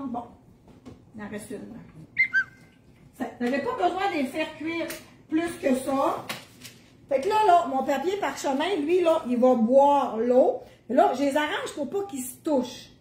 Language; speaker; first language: French; native; French